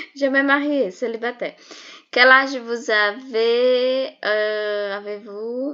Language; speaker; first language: French; non-native, fluent; Portuguese